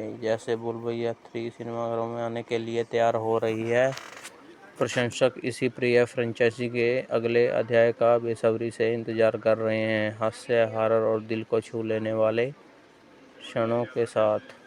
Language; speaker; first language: Hindi; native; Hindi